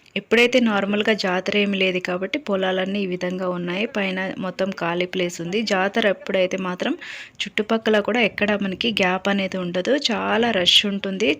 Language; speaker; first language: Telugu; native; Telugu